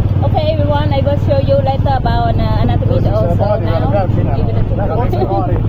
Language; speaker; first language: English; non-native, learner; Khmer